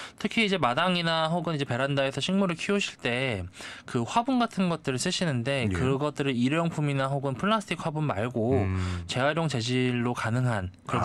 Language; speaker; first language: Korean; native; Korean